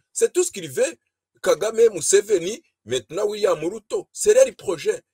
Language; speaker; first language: French; non-native, local second language; Kinyarwanda